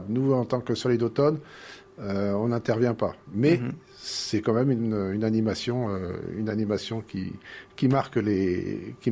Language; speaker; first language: French; native; French